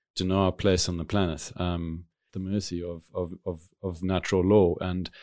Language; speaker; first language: English; native; English